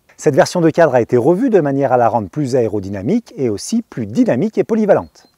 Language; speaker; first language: French; native; French